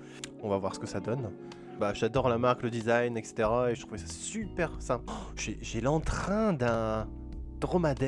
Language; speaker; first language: French; native; French